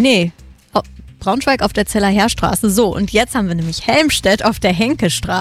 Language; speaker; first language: German; native; German